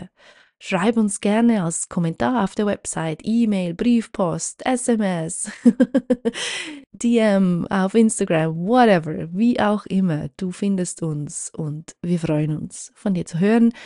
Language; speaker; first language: German; native; German